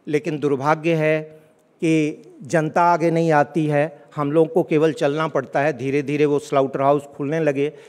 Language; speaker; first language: Hindi; native; Hindi